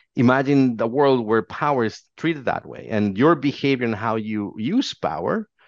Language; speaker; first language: English; non-native, fluent; Spanish